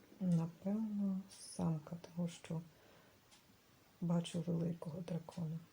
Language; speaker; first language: Ukrainian; native; Ukrainian